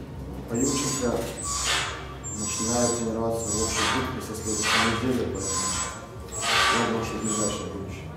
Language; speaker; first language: Russian; native; Russian